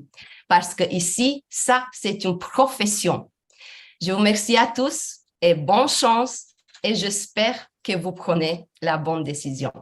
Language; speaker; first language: French; non-native, fluent; Romanian